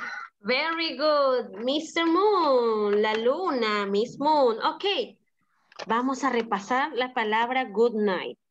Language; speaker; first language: English; non-native, learner; Spanish